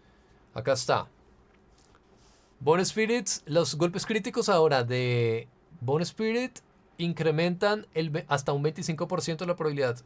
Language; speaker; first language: Spanish; native; Spanish